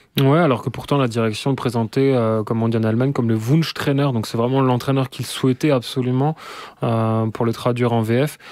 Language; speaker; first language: French; native; French